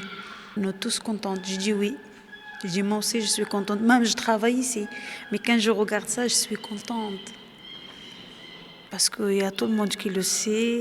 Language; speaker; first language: French; non-native, learner; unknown